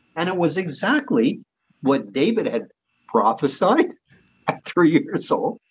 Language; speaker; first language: English; native; English